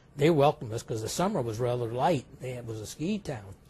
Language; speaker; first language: English; native; English